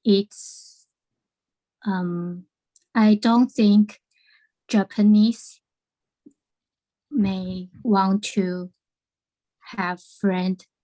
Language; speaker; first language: English; non-native, learner; Chinese